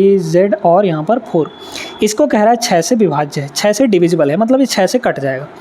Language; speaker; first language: Hindi; native; Hindi